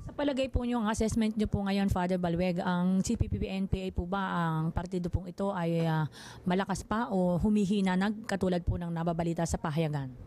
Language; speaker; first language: Filipino; native; Filipino